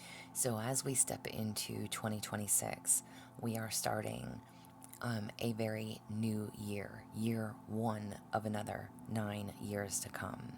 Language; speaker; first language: English; native; English